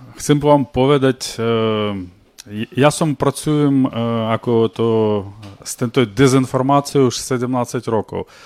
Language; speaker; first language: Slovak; non-native, learner; Ukrainian